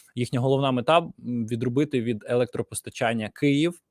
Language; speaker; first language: Ukrainian; native; Ukrainian